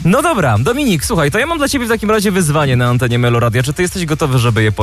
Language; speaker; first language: Polish; native; Polish